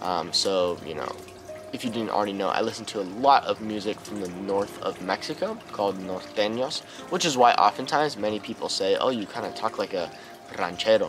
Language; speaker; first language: English; native; English